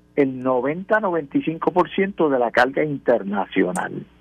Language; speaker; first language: Spanish; native; Spanish